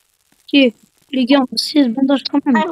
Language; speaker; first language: French; native; French